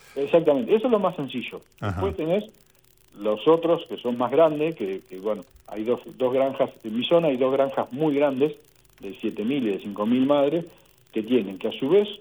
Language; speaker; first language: Spanish; native; Spanish